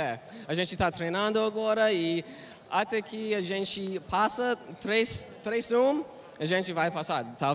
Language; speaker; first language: Portuguese; non-native, learner; English